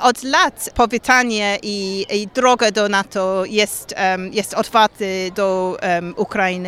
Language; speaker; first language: Polish; non-native, learner; English